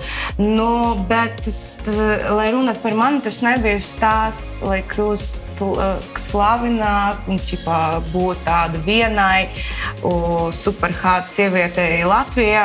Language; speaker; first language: Latvian; non-native, local second language; Russian